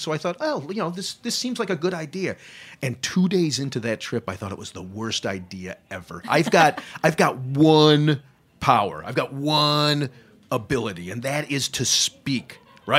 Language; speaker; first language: English; native; English